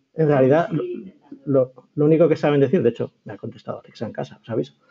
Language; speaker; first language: Spanish; native; Spanish